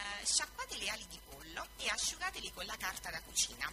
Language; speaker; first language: Italian; native; Italian